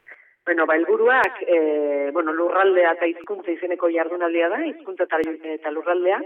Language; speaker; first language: Basque; native; Basque